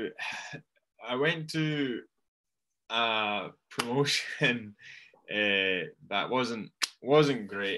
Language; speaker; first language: English; native; English